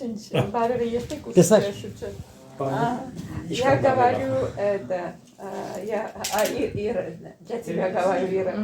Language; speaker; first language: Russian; non-native, fluent; Armenian